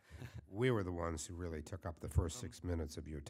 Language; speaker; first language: English; native; English